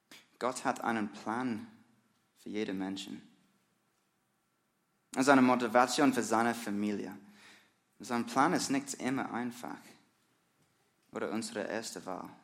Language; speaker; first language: German; non-native, learner; English